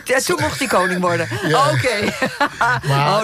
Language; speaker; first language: Dutch; native; Dutch